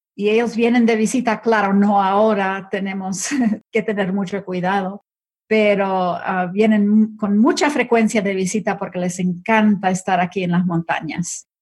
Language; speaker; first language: Spanish; early bilingual, other home language; English